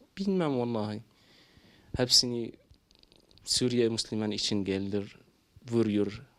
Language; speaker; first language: Turkish; non-native, learner; Arabic